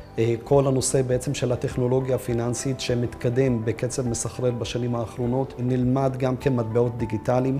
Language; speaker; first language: Hebrew; native; Hebrew